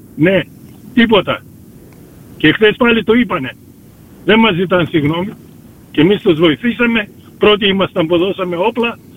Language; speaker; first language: Greek; early bilingual, heritage; Greek